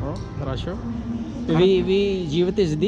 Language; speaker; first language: Russian; non-native, learner; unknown